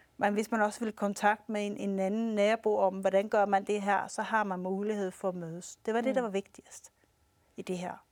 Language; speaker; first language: Danish; early bilingual, heritage; Swedish